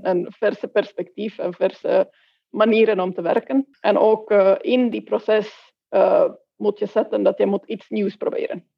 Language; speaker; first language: Dutch; non-native, fluent; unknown